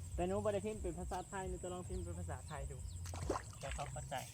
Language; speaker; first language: Thai; non-native, local second language; Lao